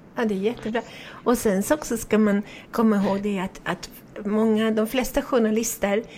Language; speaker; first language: Swedish; native; Swedish